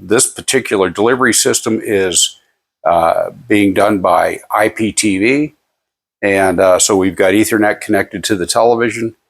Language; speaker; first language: English; native; English